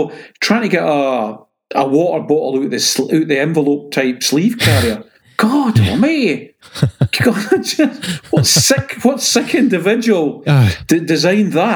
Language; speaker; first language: English; native; English